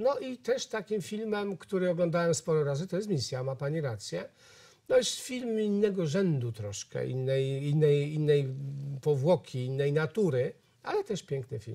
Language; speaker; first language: Polish; native; Polish